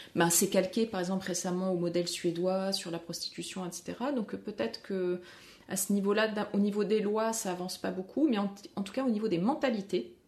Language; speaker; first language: French; native; French